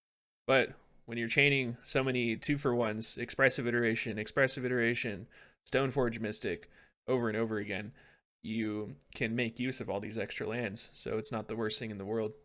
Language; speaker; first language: English; native; English